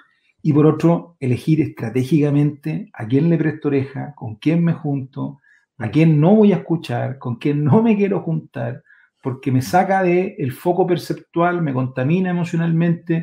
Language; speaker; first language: Spanish; native; Spanish